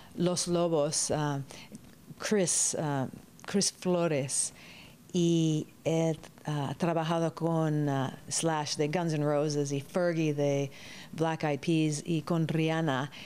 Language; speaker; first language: Spanish; early bilingual, heritage; Spanish